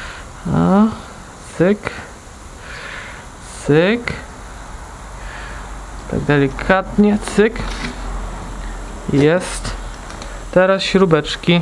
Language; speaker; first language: Polish; native; Polish